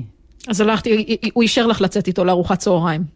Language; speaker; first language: Hebrew; native; Hebrew